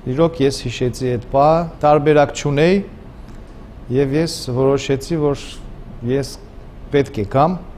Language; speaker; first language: Armenian; native; Armenian